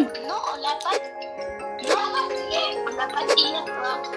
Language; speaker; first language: French; non-native, learner; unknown